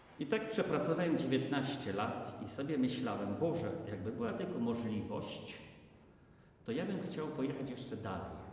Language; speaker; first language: Polish; native; Polish